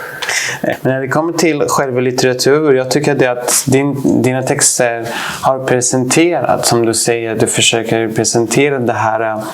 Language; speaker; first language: Swedish; non-native, fluent; Persian